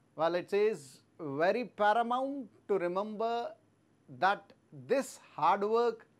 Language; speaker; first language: English; non-native, local second language; Telugu